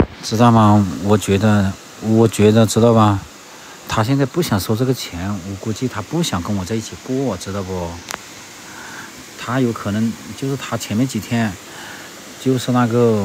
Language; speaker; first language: Chinese; native; Chinese